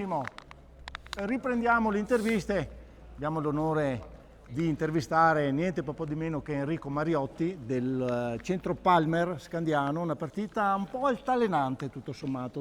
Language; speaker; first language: Italian; native; Italian